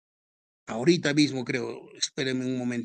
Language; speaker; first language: Spanish; native; Spanish